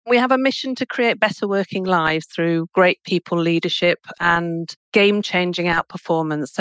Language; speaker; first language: English; native; English